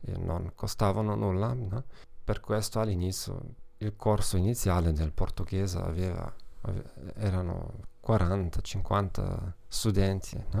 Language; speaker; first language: Italian; non-native, fluent; German